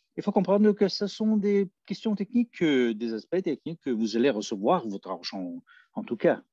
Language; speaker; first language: French; non-native, fluent; Spanish